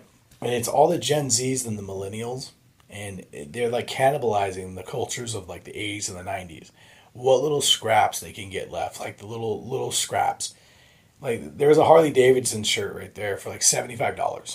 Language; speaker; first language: English; native; English